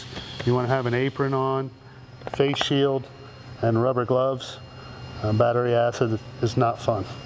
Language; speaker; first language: English; native; English